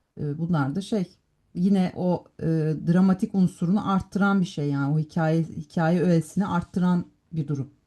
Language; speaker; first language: Turkish; native; Turkish